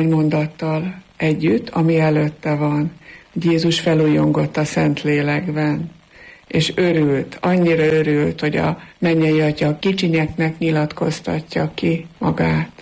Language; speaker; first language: Hungarian; native; Hungarian